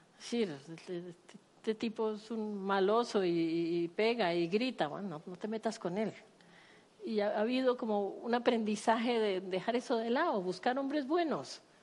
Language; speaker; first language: Spanish; native; Spanish